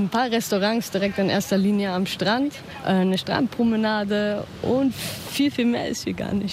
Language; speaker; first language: German; native; German